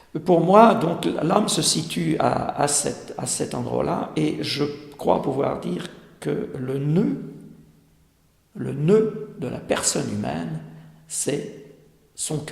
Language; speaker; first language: French; native; French